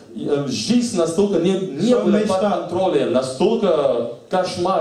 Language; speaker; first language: Russian; native; Russian